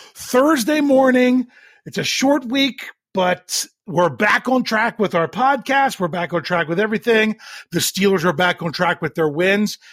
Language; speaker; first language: English; native; English